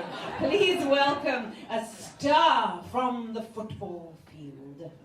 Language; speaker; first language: English; native; English